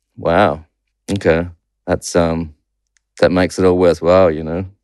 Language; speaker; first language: English; native; English